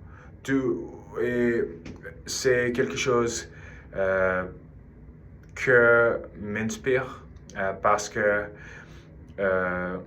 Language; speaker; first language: French; non-native, learner; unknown